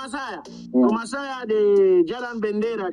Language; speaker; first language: Indonesian; non-native, learner; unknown